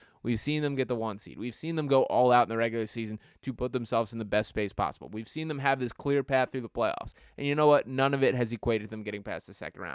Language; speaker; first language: English; native; English